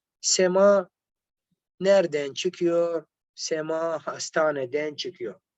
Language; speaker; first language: Turkish; non-native, learner; Arabic